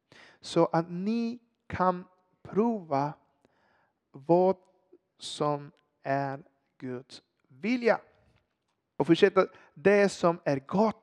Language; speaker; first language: Swedish; non-native, fluent; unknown